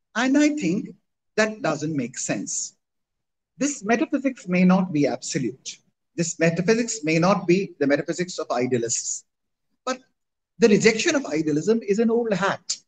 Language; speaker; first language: English; non-native, local second language; Hindi